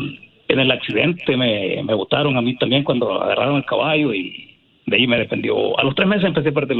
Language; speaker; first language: Spanish; native; Spanish